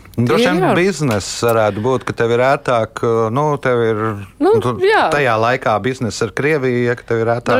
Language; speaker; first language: Latvian; native; Latvian